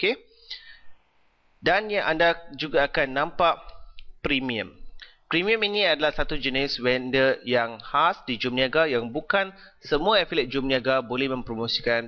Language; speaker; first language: Malay; native; Malay